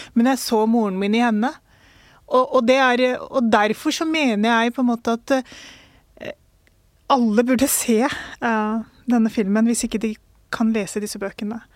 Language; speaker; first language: Norwegian; early bilingual, other home language; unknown